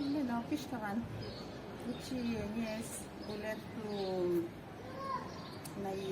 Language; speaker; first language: Basque; non-native, learner; Spanish